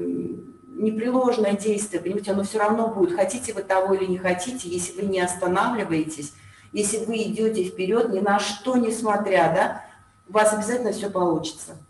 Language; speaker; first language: Russian; native; Russian